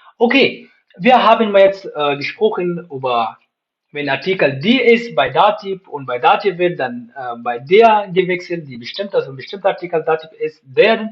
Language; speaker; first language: German; non-native, fluent; Pashto